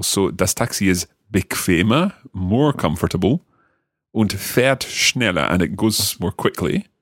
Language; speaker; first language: German; non-native, learner; English